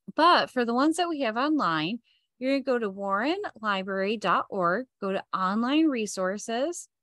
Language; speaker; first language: English; native; English